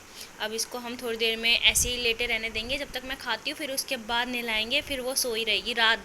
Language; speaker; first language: Hindi; native; Hindi